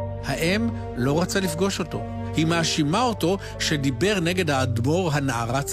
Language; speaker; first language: Hebrew; native; Hebrew